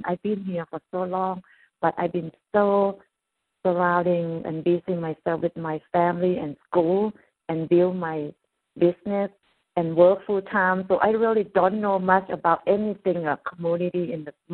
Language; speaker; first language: English; non-native, fluent; Thai